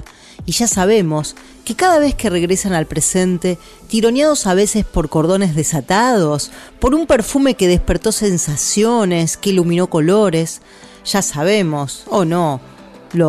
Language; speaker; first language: Spanish; native; Spanish